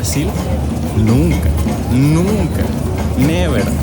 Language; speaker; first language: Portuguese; non-native, learner; Spanish